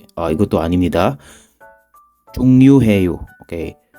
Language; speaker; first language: Korean; non-native, fluent; Filipino